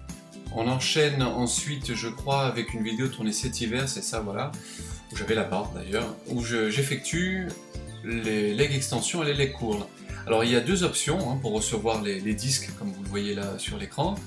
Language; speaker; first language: French; native; French